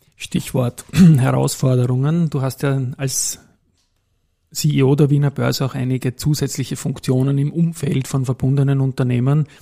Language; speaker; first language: German; native; German